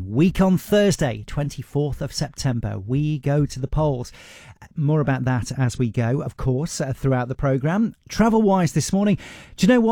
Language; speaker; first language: English; native; English